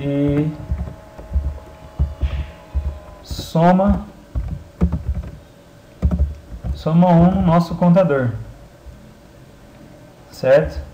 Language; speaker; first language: Portuguese; native; Portuguese